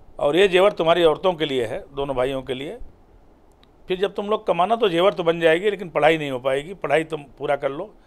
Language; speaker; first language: Hindi; native; Hindi